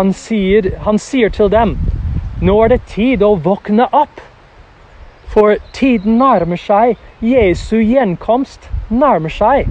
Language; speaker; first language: Norwegian; non-native, fluent; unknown